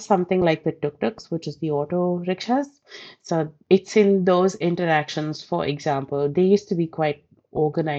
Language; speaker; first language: English; non-native, local second language; Telugu